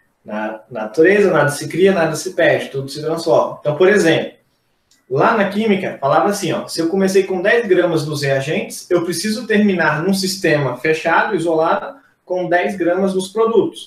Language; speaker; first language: Portuguese; native; Portuguese